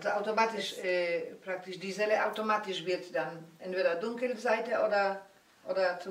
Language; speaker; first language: German; non-native, learner; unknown